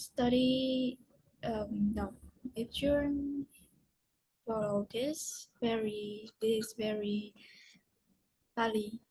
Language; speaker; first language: English; non-native, learner; Vietnamese